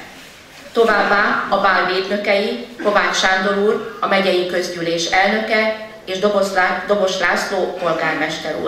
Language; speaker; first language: Hungarian; native; Hungarian